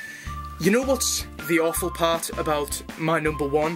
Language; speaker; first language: English; native; English